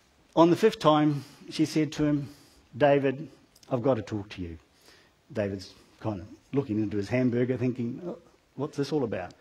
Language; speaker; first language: English; native; English